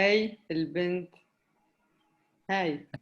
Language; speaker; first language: Arabic; native; Arabic